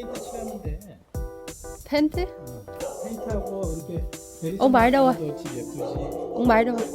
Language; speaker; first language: Korean; non-native, learner; Vietnamese